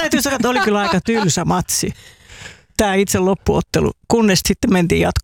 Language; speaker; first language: Finnish; native; Finnish